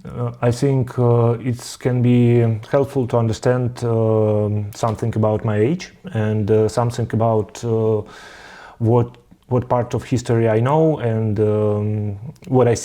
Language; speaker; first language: English; non-native, learner; Russian